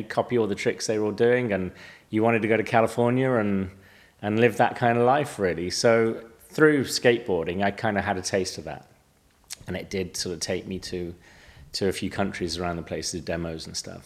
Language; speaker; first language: English; native; English